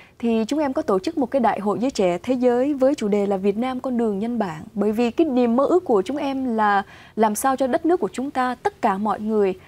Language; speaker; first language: Vietnamese; early bilingual, heritage; Vietnamese